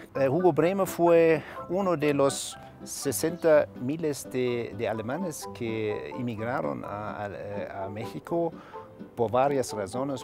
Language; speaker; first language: Spanish; non-native, fluent; German